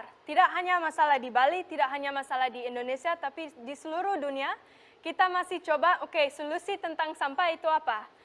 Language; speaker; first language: Indonesian; non-native, local second language; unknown